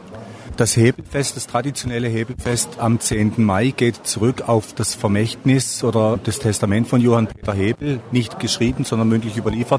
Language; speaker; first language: German; native; German